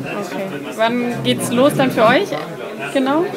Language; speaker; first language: German; native; German